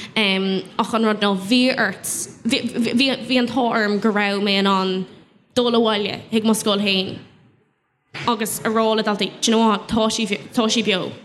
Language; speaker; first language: Irish; non-native, local second language; English